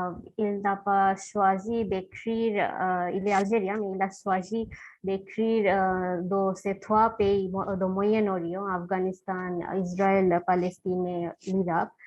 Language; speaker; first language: French; non-native, fluent; Bangla